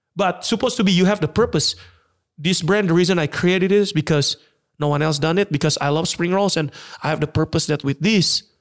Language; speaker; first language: English; non-native, fluent; Indonesian